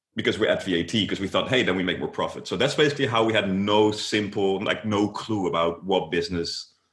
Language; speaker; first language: English; non-native, fluent; Dutch